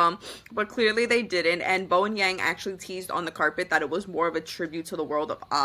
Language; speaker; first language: English; native; English